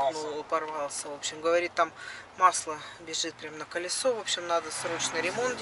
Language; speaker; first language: Russian; native; Russian